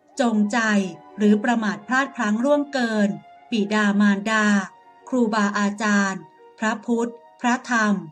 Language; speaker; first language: Thai; native; Thai